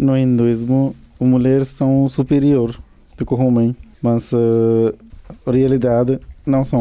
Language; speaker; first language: Portuguese; non-native, learner; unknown